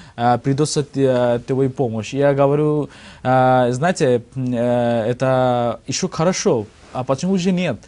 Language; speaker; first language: Russian; non-native, learner; Bangla